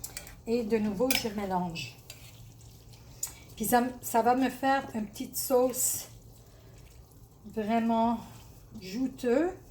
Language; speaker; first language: French; early bilingual, other home language; Italian